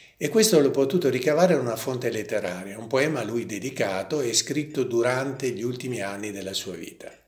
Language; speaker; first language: Italian; native; Italian